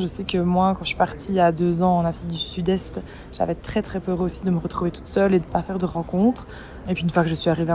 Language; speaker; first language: French; native; French